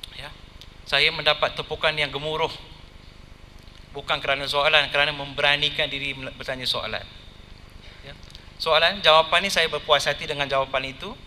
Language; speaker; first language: Malay; non-native, local second language; Tamil